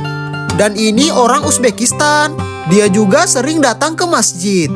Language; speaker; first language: Indonesian; native; Indonesian